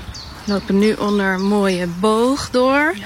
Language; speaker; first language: Dutch; native; Dutch